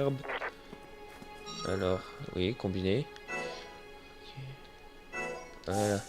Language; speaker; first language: French; native; French